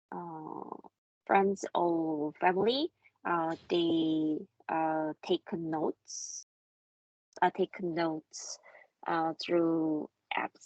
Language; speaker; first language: English; non-native, learner; Korean